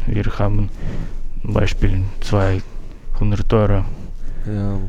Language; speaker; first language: German; non-native, learner; Russian